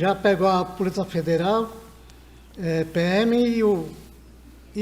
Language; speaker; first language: Portuguese; non-native, local second language; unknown